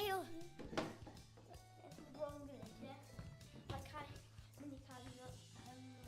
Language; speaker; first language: Welsh; non-native, local second language; English